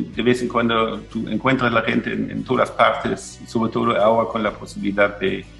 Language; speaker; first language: Spanish; non-native, fluent; German